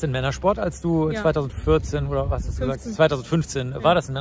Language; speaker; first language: German; native; German